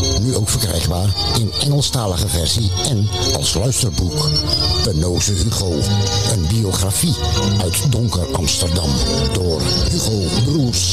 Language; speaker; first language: Dutch; native; Dutch